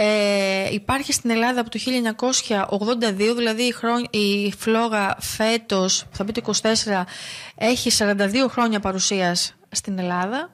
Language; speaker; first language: Greek; native; Greek